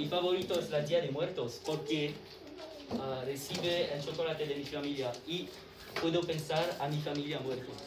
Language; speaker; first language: Spanish; non-native, learner; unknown